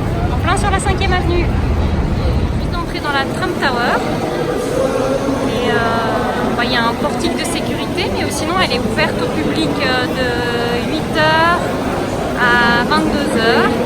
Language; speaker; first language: French; native; French